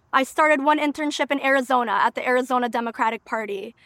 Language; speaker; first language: English; early bilingual, other home language; Albanian